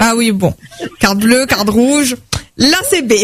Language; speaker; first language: French; native; French